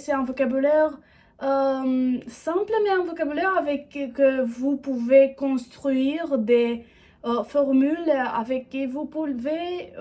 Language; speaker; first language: French; non-native, learner; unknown